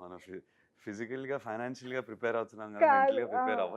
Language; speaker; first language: Telugu; native; Telugu